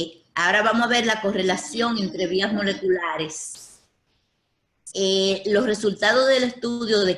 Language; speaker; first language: Spanish; native; Spanish